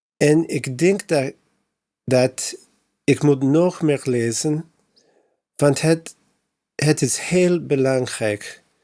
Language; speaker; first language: Dutch; non-native, learner; English